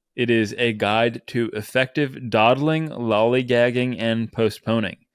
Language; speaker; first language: English; native; English